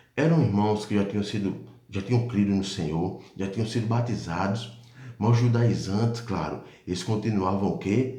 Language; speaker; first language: Portuguese; native; Portuguese